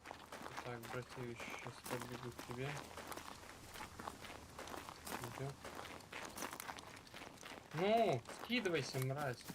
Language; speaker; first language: Russian; native; Russian